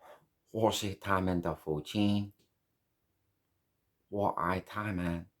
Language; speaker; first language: Chinese; non-native, learner; English